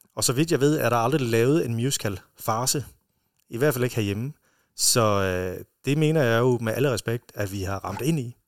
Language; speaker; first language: Danish; early bilingual, heritage; Danish